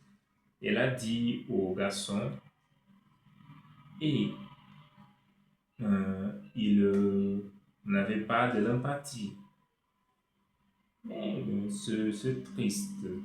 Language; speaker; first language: French; non-native, fluent; Portuguese